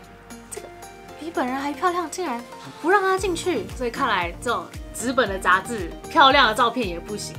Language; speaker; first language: Chinese; native; Chinese